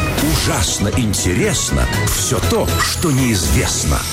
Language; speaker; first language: Russian; native; Russian